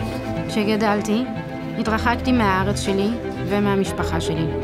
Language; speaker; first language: Hebrew; native; Hebrew